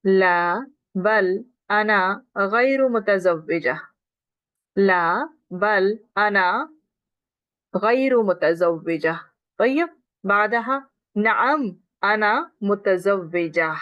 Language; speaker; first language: Arabic; non-native, fluent; Urdu